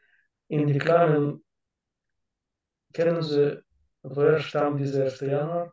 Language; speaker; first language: German; non-native, learner; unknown